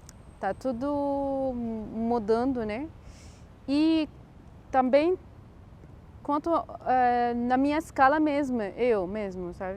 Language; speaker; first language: Portuguese; non-native, fluent; Arabic